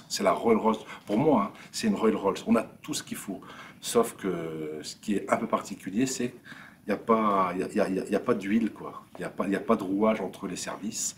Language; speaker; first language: French; native; French